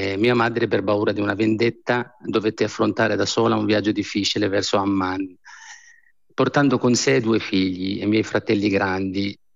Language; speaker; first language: Italian; non-native, fluent; Arabic